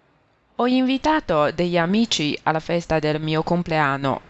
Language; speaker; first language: Italian; non-native, fluent; Chinese